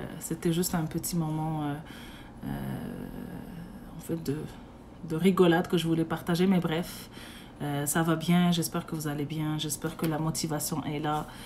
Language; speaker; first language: French; non-native, local second language; Arabic